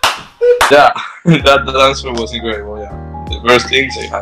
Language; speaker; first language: English; non-native, learner; Korean